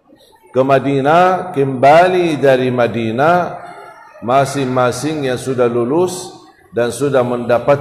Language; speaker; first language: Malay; non-native, fluent; Arabic